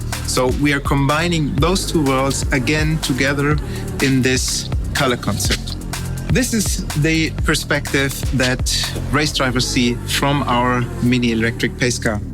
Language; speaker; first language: English; non-native, fluent; German